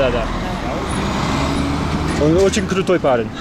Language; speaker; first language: Russian; non-native, fluent; English